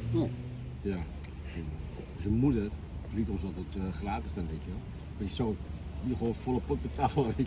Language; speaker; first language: Dutch; native; Dutch